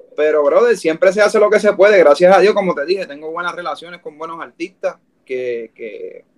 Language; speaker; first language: Spanish; native; Spanish